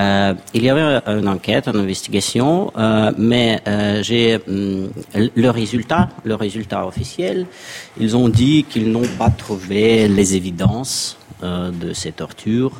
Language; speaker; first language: French; non-native, fluent; Russian